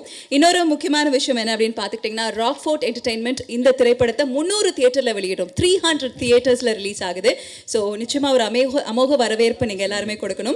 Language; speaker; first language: Tamil; native; Tamil